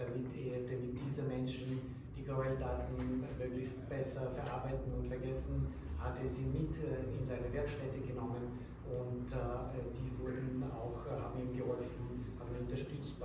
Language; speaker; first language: German; non-native, fluent; Ukrainian